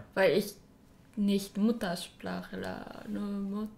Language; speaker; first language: German; non-native, learner; Japanese